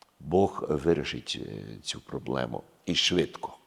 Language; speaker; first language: Ukrainian; early bilingual, heritage; Ukrainian